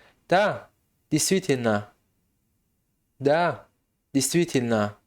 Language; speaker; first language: Russian; non-native, local second language; Tajik